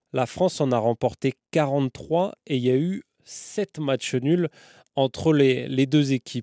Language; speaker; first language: French; native; French